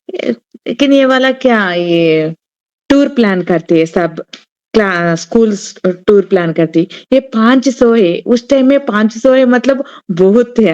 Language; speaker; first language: Hindi; non-native, learner; Telugu